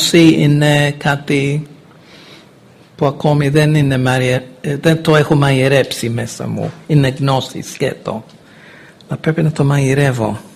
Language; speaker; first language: Greek; non-native, fluent; English